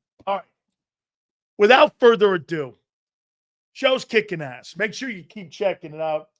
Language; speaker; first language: English; native; English